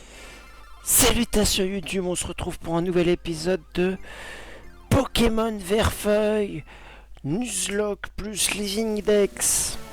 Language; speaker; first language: French; native; French